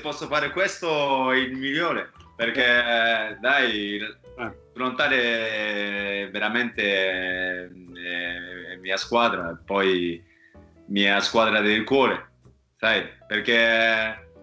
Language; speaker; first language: Italian; non-native, fluent; Japanese